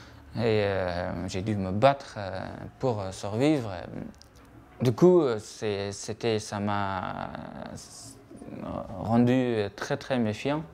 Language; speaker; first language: French; non-native, fluent; Persian